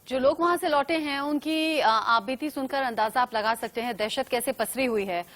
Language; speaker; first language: Hindi; native; Hindi